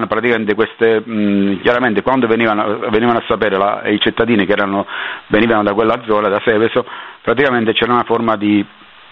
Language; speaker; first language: Italian; native; Italian